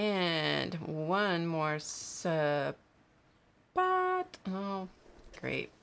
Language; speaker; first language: English; native; English